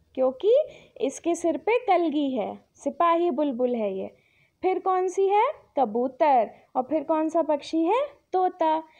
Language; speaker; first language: Hindi; native; Hindi